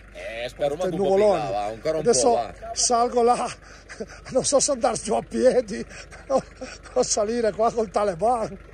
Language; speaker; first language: Italian; native; Italian